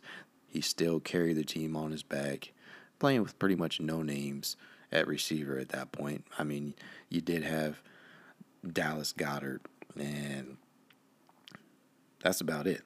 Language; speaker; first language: English; native; English